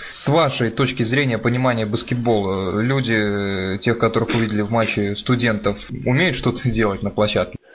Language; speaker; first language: Russian; native; Russian